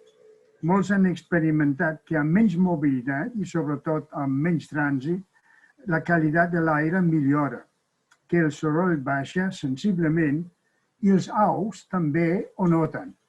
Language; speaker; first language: Catalan; non-native, fluent; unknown